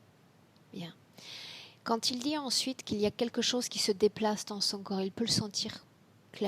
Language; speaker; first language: French; native; French